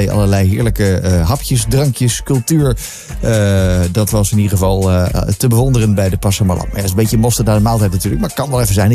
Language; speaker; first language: Dutch; native; Dutch